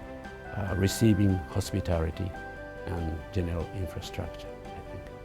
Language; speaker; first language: English; non-native, fluent; Japanese